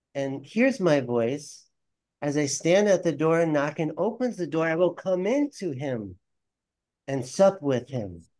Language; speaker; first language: English; native; English